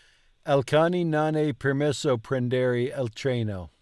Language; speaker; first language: Italian; non-native, learner; English